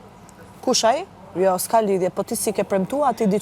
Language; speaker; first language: Albanian; native; Albanian